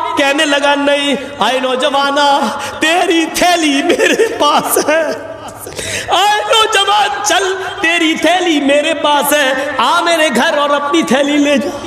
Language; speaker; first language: Urdu; native; Urdu